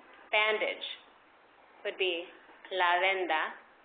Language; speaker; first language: English; early bilingual, other home language; Spanish